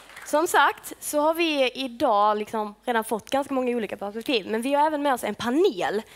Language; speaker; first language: Swedish; native; Swedish